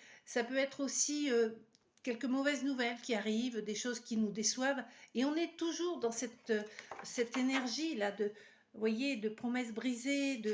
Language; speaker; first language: French; native; French